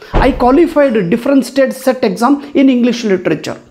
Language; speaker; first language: English; non-native, local second language; Kannada